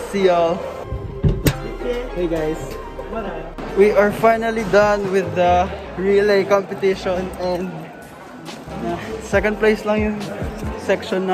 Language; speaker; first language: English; non-native, fluent; Filipino